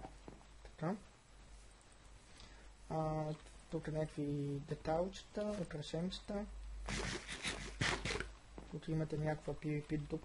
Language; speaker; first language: Bulgarian; native; Bulgarian